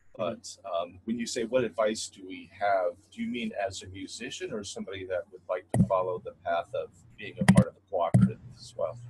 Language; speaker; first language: English; native; English